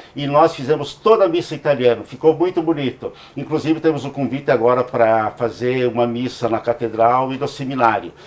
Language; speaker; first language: Portuguese; native; Portuguese